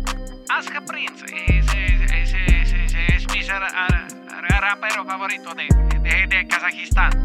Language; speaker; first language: Spanish; non-native, learner; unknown